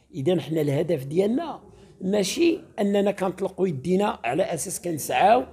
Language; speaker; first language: Arabic; native; Arabic